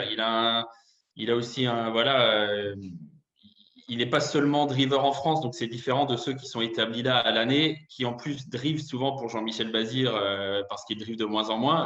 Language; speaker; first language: French; native; French